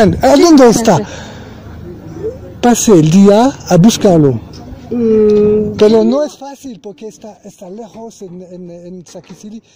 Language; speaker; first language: Spanish; non-native, learner; French